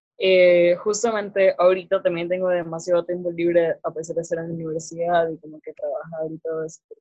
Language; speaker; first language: Spanish; native; Spanish